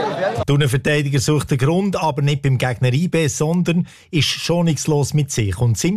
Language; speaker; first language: German; native; German